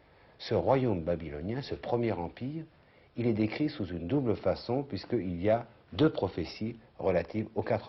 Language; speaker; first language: French; native; French